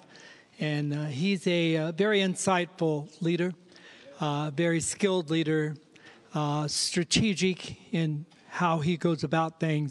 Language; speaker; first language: English; native; English